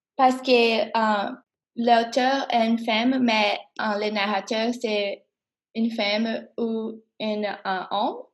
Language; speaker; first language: French; non-native, learner; English